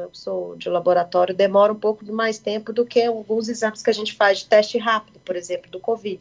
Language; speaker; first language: Portuguese; native; Portuguese